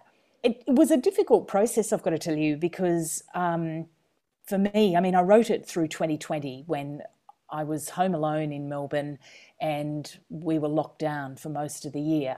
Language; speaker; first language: English; native; English